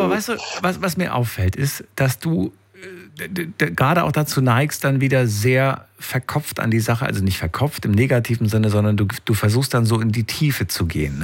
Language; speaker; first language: German; native; German